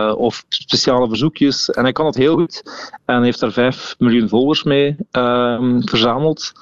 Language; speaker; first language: Dutch; native; Dutch